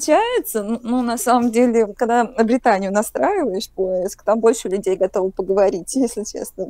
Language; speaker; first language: Russian; native; Russian